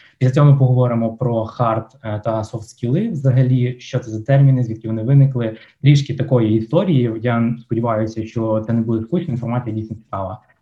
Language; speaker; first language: Ukrainian; non-native, local second language; Russian